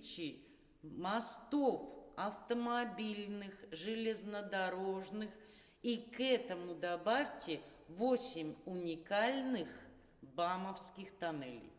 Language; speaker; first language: Russian; native; Russian